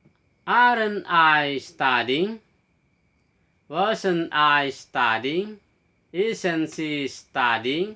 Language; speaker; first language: English; non-native, fluent; Indonesian